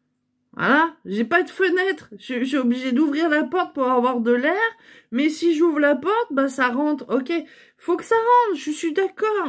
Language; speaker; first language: French; native; French